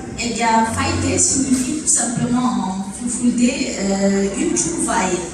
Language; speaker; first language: French; non-native, local second language; Fula